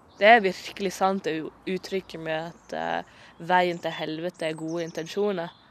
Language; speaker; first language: Norwegian; native; Norwegian